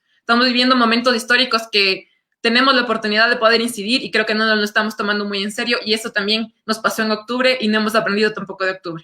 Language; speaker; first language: Spanish; native; Spanish